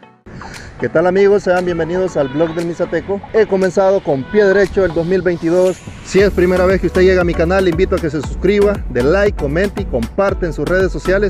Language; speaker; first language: Spanish; native; Spanish